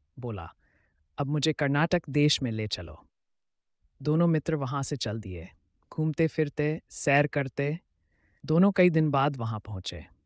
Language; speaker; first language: Hindi; native; Hindi